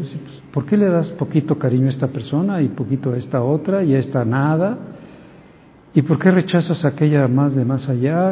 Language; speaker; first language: Spanish; native; Spanish